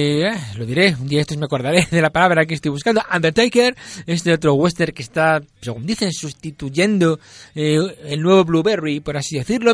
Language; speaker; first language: Spanish; native; Spanish